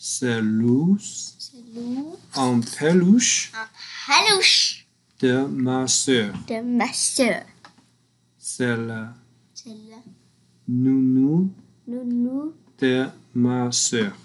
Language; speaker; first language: French; non-native, learner; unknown